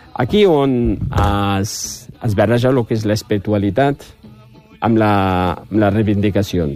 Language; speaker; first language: Catalan; non-native, fluent; Riffian